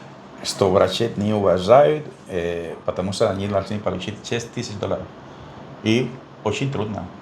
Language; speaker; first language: Russian; non-native, fluent; Spanish